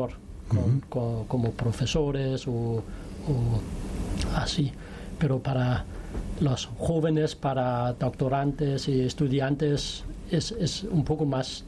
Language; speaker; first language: Spanish; non-native, learner; Danish